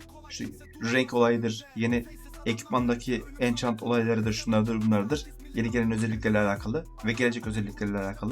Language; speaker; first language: Turkish; native; Turkish